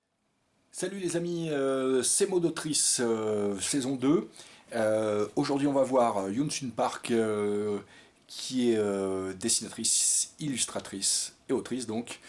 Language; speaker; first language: French; native; French